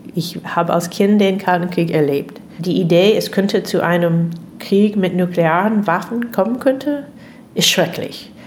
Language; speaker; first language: German; non-native, fluent; English